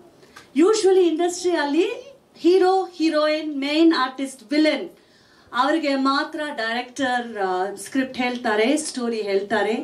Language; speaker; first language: Kannada; non-native, local second language; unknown